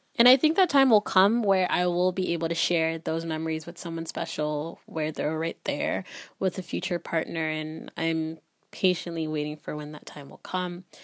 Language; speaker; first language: English; early bilingual, other home language; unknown